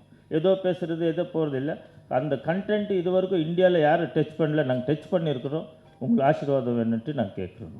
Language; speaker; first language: Tamil; non-native, learner; Kannada